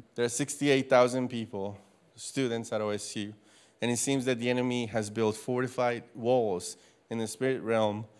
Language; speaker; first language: English; non-native, fluent; Spanish